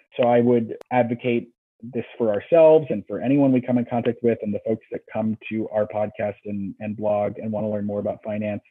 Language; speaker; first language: English; native; English